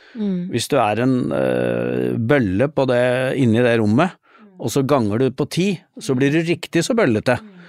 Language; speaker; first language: Norwegian; native; Norwegian